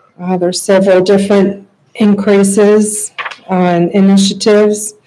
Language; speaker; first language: English; native; English